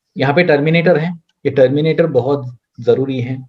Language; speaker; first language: Hindi; non-native, local second language; Marathi